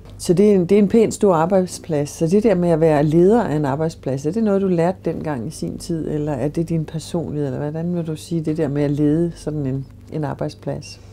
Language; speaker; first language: Danish; native; Danish